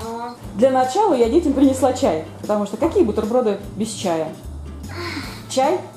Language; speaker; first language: Russian; native; Russian